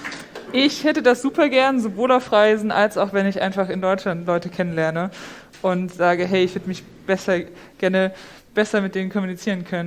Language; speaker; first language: German; native; German